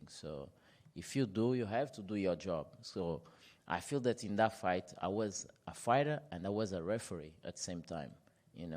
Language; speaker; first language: English; non-native, fluent; Portuguese